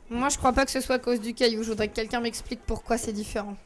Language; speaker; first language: French; native; French